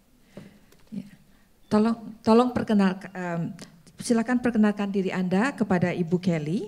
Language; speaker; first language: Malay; non-native, learner; English